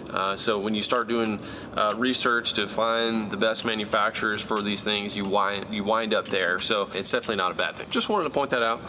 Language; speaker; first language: English; native; English